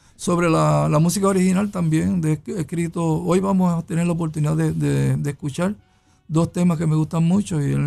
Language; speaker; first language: Spanish; native; Spanish